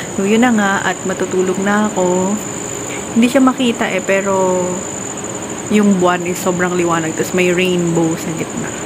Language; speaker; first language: Filipino; native; Filipino